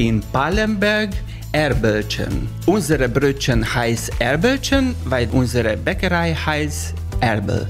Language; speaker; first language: German; non-native, learner; Hungarian